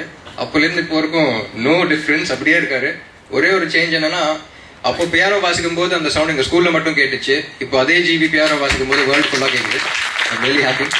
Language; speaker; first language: Tamil; non-native, local second language; Telugu